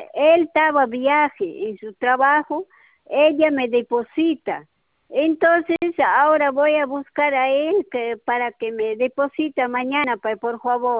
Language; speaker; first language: Spanish; non-native, local second language; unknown